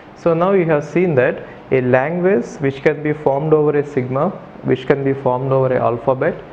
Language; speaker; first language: English; non-native, local second language; Telugu